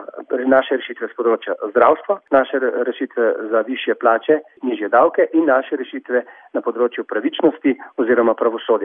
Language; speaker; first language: Slovenian; native; Slovenian